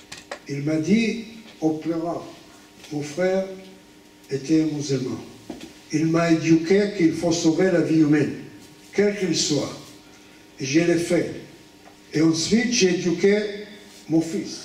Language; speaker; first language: French; non-native, fluent; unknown